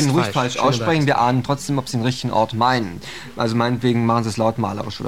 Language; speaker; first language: German; native; German